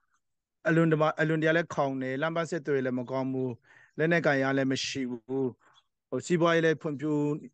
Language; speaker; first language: Burmese; non-native, local second language; Hakha Chin